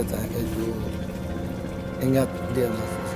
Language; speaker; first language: Indonesian; non-native, learner; Rohingya